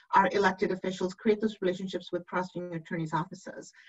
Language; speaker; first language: English; native; English